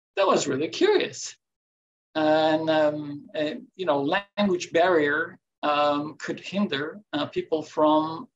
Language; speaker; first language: English; non-native, fluent; Turkish